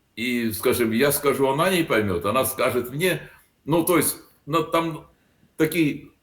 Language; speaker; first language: Russian; non-native, local second language; Latvian